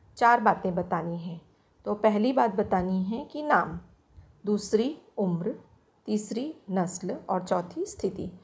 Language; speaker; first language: Hindi; non-native, local second language; Marathi